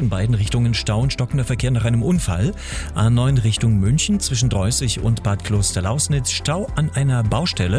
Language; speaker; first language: German; native; German